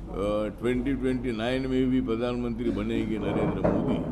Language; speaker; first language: Hindi; non-native, local second language; Marathi